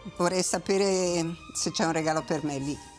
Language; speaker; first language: Italian; native; Italian